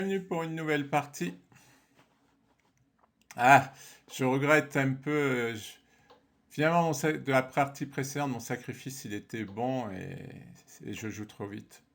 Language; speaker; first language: French; native; French